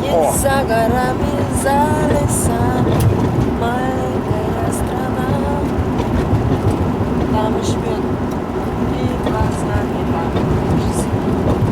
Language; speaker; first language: Russian; non-native, fluent; Korean